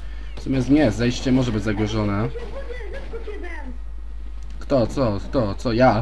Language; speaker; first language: Polish; native; Polish